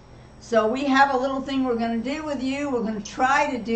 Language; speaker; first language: English; native; English